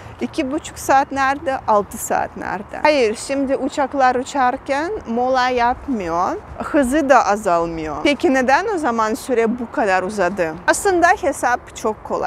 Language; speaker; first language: Turkish; non-native, fluent; Russian